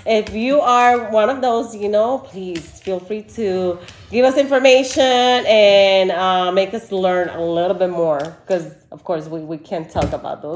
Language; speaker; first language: English; non-native, fluent; Spanish